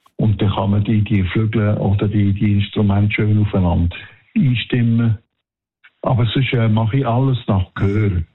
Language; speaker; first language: German; non-native, local second language; Italian